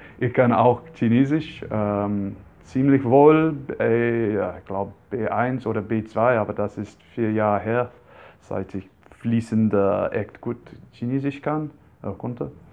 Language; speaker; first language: German; non-native, fluent; English